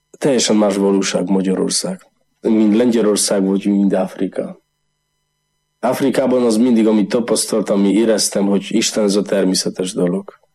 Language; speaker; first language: Hungarian; non-native, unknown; Polish